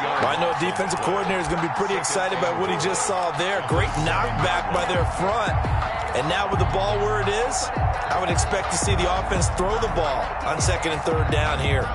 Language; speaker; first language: English; native; English